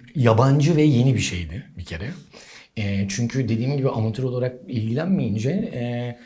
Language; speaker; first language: Turkish; native; Turkish